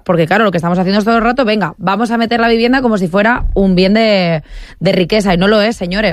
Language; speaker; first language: Spanish; native; Spanish